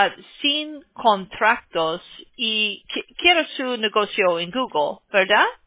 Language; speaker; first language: Spanish; non-native, learner; English